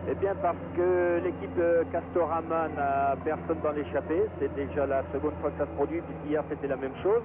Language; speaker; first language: French; native; French